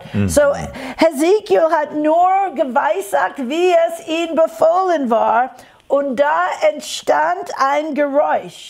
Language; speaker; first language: German; non-native, fluent; English